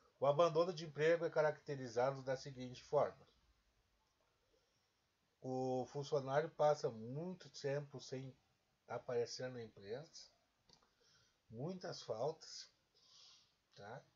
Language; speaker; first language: Portuguese; native; Portuguese